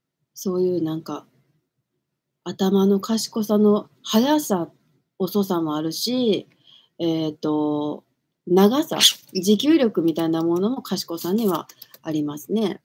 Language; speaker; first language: Japanese; native; Japanese